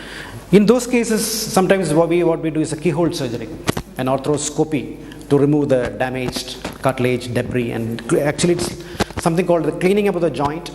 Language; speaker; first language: English; non-native, local second language; Malayalam